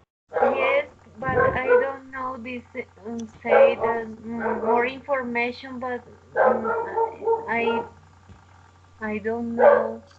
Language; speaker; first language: English; non-native, learner; Spanish